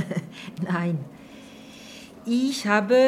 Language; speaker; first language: German; non-native, learner; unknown